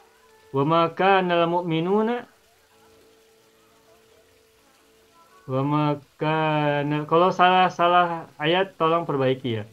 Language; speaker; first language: Arabic; non-native, fluent; Indonesian